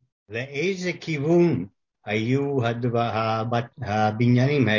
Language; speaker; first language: Hebrew; non-native, fluent; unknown